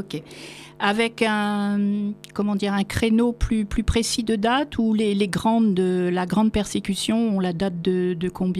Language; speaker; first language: French; native; French